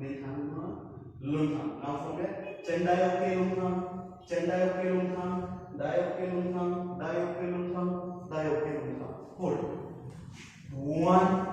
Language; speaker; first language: Vietnamese; non-native, learner; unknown